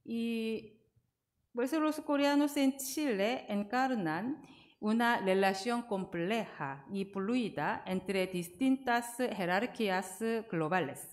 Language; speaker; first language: Spanish; non-native, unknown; Korean